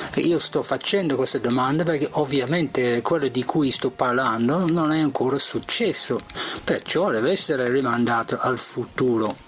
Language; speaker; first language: Italian; non-native, fluent; English